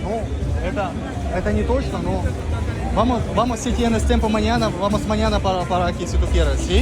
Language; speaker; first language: Spanish; non-native, learner; Russian